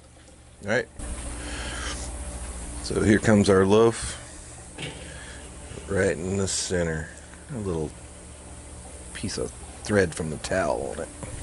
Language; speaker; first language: English; native; English